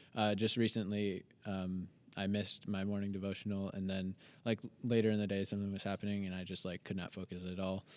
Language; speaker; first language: English; native; English